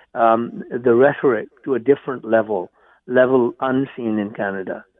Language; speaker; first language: English; non-native, local second language; Punjabi